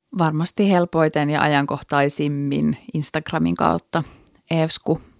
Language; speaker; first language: Finnish; native; Finnish